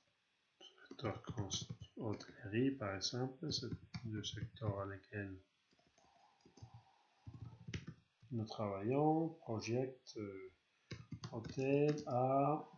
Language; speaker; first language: French; non-native, learner; Spanish